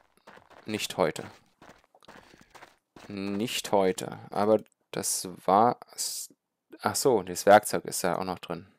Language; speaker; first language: German; native; German